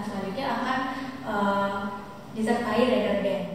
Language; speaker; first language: Indonesian; native; Indonesian